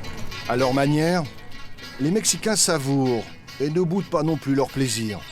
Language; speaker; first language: French; native; French